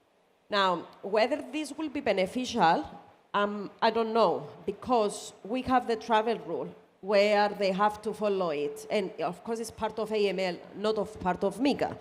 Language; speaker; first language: English; non-native, fluent; Greek